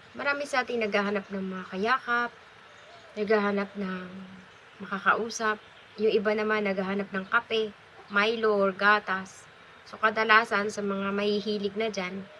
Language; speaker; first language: Filipino; native; Filipino